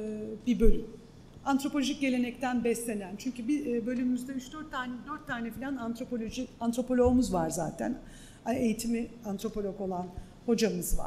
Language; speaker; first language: Turkish; native; Turkish